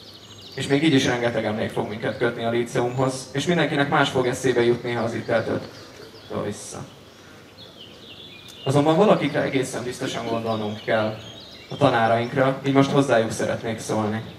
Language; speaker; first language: Hungarian; native; Hungarian